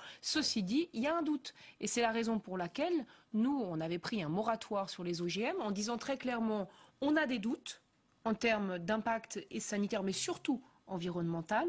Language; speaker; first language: French; native; French